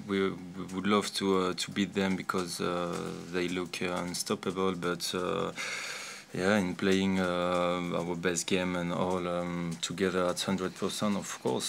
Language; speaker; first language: English; non-native, fluent; French